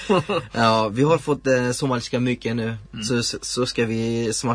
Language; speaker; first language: Swedish; non-native, learner; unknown